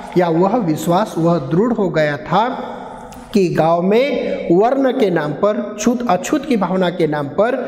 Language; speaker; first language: Hindi; non-native, local second language; Marathi